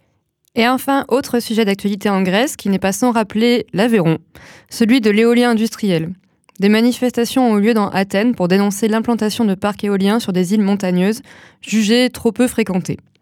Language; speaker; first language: French; native; French